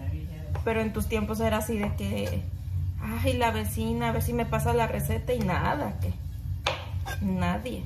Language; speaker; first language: Spanish; native; Spanish